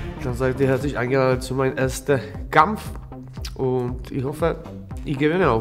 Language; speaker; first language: German; non-native, fluent; Czech